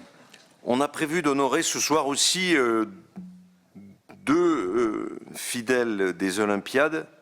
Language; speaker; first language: French; native; French